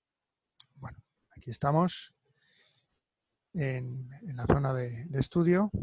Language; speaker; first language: Spanish; native; Spanish